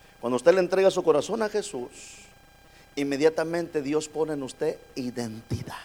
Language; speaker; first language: Spanish; native; Spanish